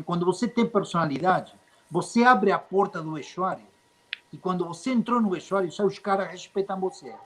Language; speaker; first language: Portuguese; non-native, fluent; Spanish